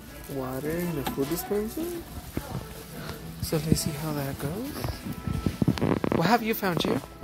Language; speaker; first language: English; early bilingual, other home language; Spanish